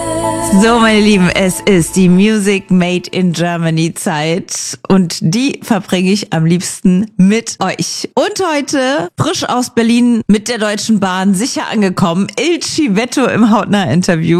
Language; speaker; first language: German; native; German